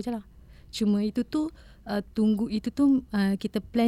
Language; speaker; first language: English; non-native, local second language; Malay